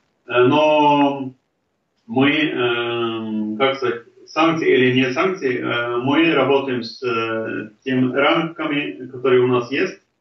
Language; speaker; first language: Russian; non-native, fluent; Norwegian